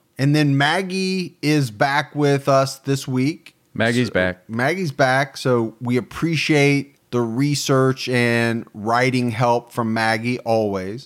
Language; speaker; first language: English; native; English